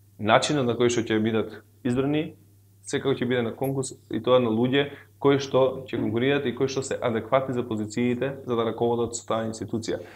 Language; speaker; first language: Macedonian; non-native, local second language; Albanian